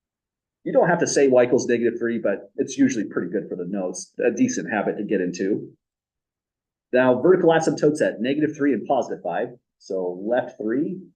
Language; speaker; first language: English; native; English